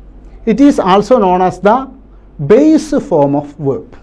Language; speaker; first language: English; non-native, local second language; Malayalam